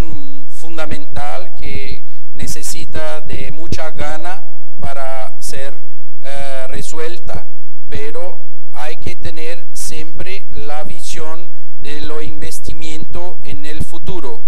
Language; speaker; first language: Spanish; non-native, fluent; Portuguese